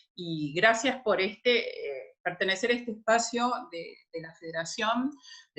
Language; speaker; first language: Spanish; native; Spanish